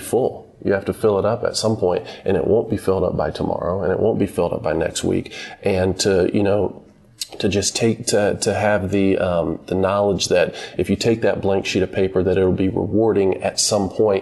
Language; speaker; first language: English; native; English